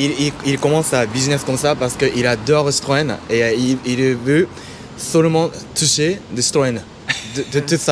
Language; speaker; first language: French; non-native, fluent; Japanese